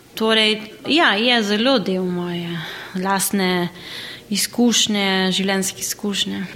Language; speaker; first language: Slovenian; early bilingual, heritage; Slovenian